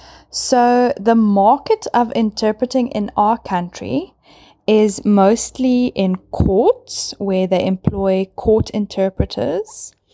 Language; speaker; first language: English; non-native, local second language; Afrikaans